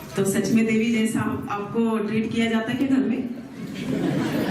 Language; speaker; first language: Hindi; non-native, local second language; Marathi